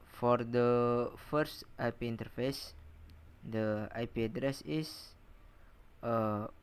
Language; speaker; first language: English; non-native, learner; Indonesian